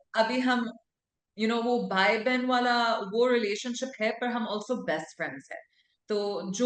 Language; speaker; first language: Hindi; non-native, local second language; English